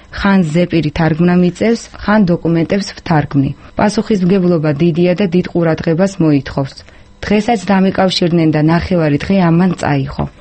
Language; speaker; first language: Georgian; non-native, local second language; Azerbaijani